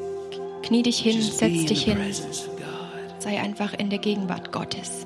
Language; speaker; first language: German; native; German